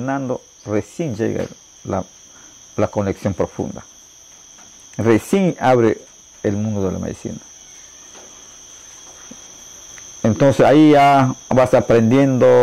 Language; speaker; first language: Spanish; non-native, local second language; Shipibo-Conibo